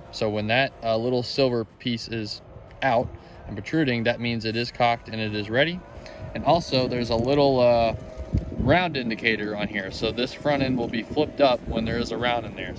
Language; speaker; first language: English; native; English